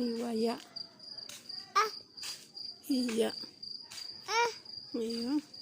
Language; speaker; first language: Arabic; non-native, learner; Oromo